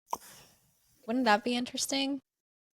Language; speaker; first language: English; native; English